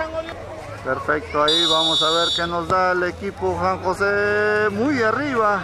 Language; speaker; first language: Spanish; native; Spanish